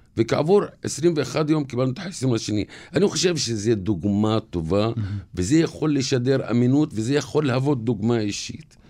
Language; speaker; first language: Hebrew; non-native, local second language; Arabic